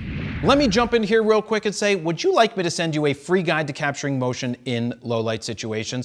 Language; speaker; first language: English; native; English